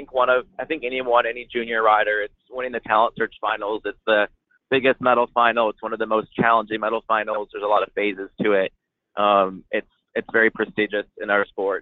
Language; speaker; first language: English; native; English